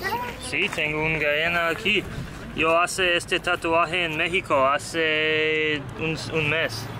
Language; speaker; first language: Spanish; non-native, learner; English